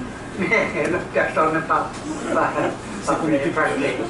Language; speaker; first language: French; non-native, learner; Chinese